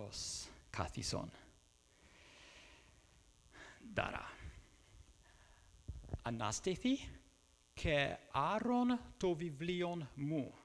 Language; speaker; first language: Greek; non-native, fluent; English